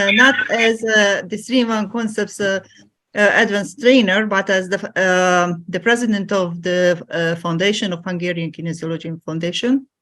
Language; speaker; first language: English; non-native, fluent; Hungarian